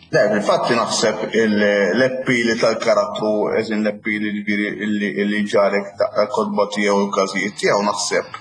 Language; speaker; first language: Maltese; native; Maltese